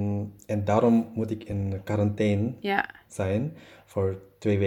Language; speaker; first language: Dutch; non-native, learner; German